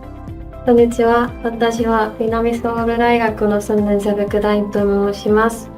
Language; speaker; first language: Japanese; non-native, fluent; Korean